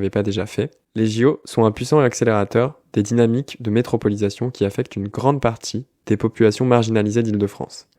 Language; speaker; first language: French; native; French